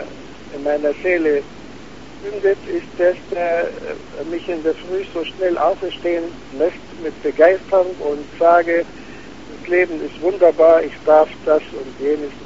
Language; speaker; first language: German; non-native, fluent; Arabic